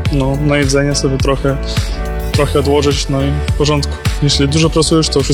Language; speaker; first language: Polish; non-native, learner; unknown